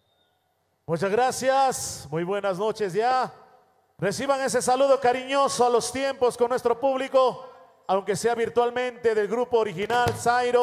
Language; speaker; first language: Spanish; native; Spanish